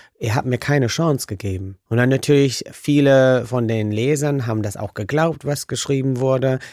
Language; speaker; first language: German; non-native, fluent; English